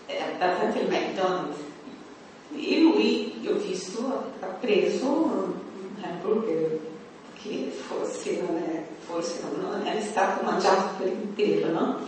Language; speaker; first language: Italian; non-native, fluent; Portuguese